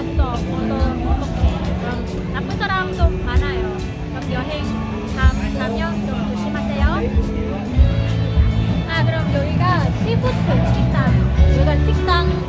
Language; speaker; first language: Korean; non-native, learner; Vietnamese